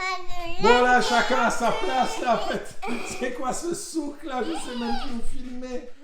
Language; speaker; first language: French; native; French